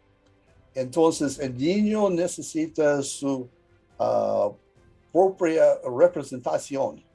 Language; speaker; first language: Spanish; early bilingual, heritage; English